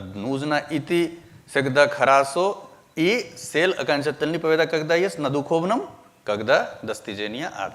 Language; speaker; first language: Russian; non-native, learner; Hindi